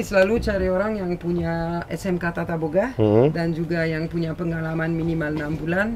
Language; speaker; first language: Indonesian; non-native, fluent; French